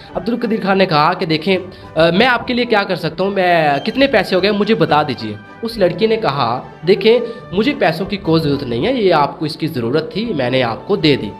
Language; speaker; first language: Urdu; non-native, local second language; Sindhi